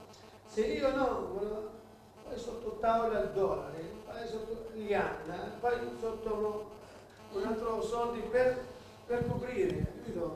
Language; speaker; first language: Italian; non-native, learner; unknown